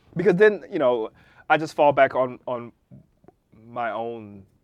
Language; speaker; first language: English; native; English